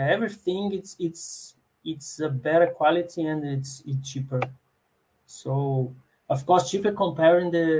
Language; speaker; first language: English; non-native, learner; Portuguese